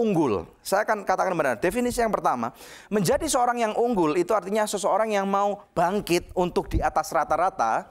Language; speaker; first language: Indonesian; native; Indonesian